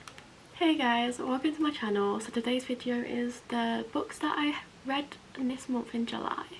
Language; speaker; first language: English; native; English